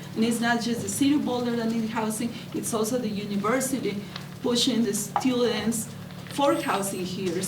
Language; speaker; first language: English; non-native, fluent; Spanish